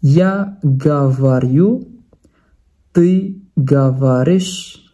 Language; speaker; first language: Russian; non-native, fluent; Indonesian